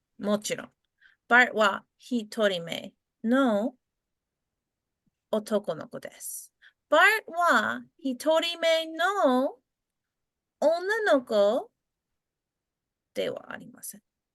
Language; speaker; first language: Japanese; non-native, fluent; English